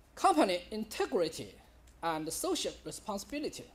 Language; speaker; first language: English; non-native, learner; Chinese